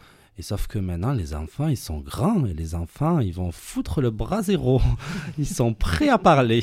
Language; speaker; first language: French; native; French